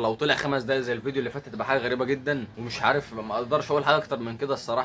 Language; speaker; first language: Arabic; native; Arabic